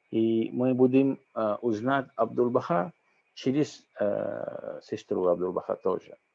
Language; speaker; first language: Russian; non-native, fluent; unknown